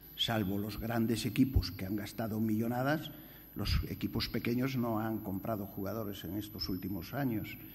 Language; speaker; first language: Spanish; native; Spanish